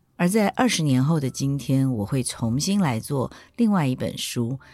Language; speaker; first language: Chinese; native; Chinese